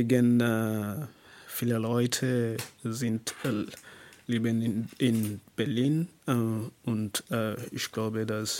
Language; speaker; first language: German; non-native, learner; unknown